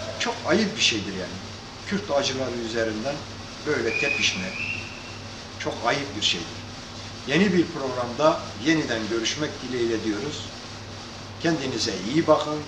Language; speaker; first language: Turkish; non-native, local second language; Kurdish